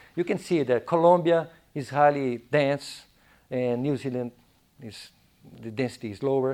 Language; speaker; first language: English; non-native, fluent; Portuguese